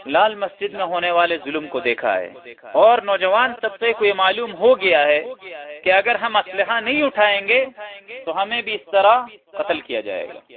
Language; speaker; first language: Urdu; non-native, local second language; Pashto